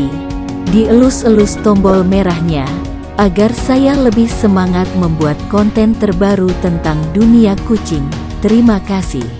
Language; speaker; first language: Indonesian; native; Indonesian